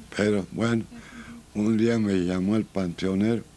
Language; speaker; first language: Spanish; native; Spanish